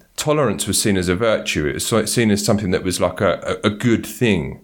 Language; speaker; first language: English; native; English